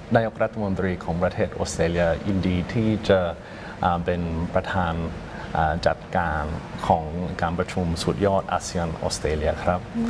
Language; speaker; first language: Thai; non-native, fluent; English